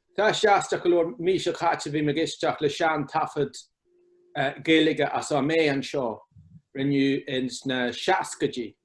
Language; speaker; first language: Irish; non-native, local second language; English